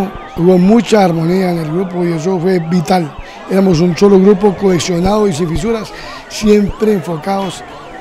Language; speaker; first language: Spanish; native; Spanish